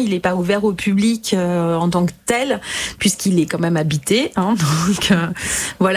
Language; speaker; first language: French; native; French